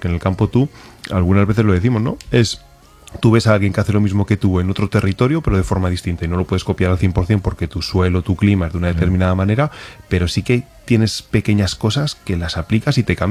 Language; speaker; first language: Spanish; native; Spanish